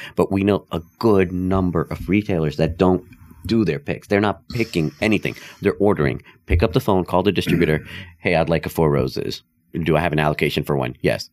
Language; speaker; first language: English; non-native, local second language; Hindi